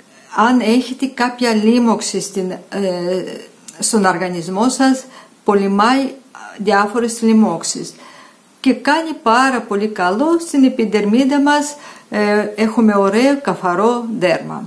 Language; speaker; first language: Greek; non-native, fluent; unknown